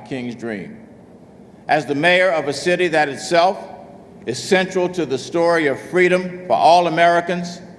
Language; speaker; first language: English; native; English